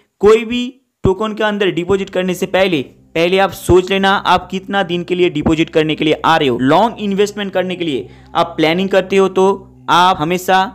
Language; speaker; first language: Hindi; non-native, local second language; Bangla